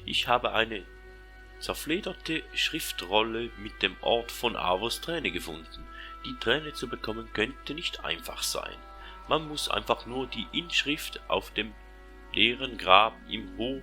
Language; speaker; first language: German; native; German